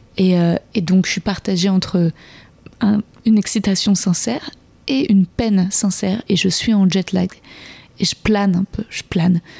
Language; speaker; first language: French; native; French